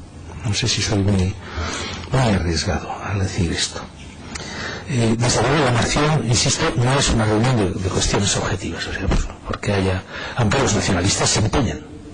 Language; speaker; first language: Spanish; native; Spanish